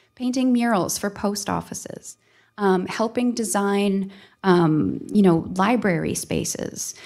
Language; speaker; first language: English; native; English